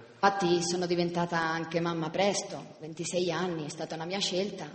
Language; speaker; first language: Italian; non-native, fluent; Spanish